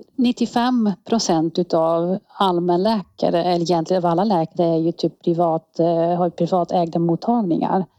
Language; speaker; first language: Swedish; non-native, fluent; Dutch